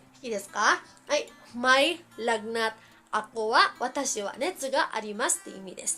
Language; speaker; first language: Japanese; early bilingual, heritage; Filipino